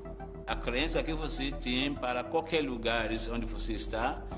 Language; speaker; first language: Portuguese; non-native, fluent; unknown